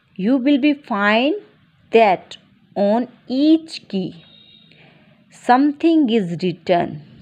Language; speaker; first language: English; non-native, local second language; Hindi